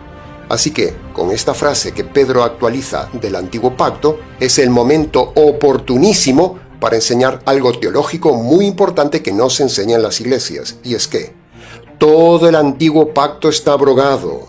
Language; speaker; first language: Spanish; native; Spanish